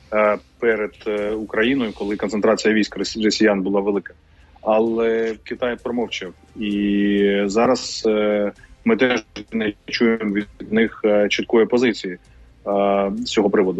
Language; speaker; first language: Ukrainian; native; Ukrainian